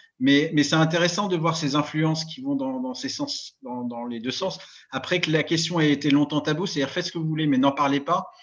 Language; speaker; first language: French; native; French